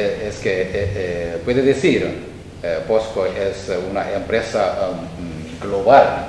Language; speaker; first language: Spanish; non-native, fluent; Korean